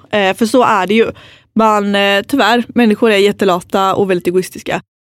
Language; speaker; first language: Swedish; native; Swedish